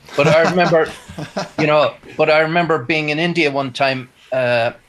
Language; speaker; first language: English; native; English